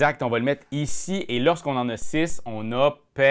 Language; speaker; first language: French; native; French